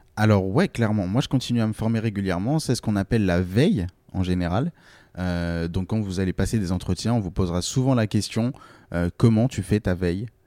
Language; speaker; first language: French; native; French